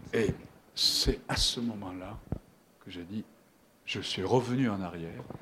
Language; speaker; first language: French; non-native, fluent; Japanese